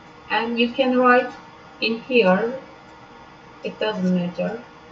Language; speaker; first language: English; non-native, fluent; Turkish